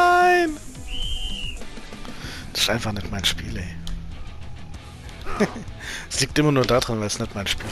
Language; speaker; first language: German; native; German